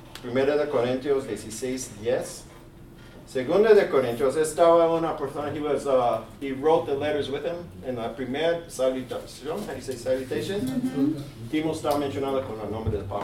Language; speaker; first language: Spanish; early bilingual, heritage; English